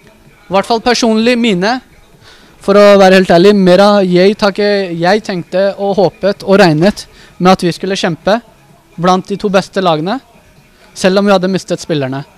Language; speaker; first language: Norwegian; early bilingual, other home language; Urdu